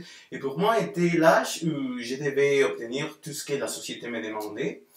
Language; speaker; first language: French; non-native, fluent; Spanish